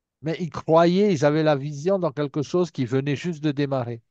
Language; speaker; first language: French; native; French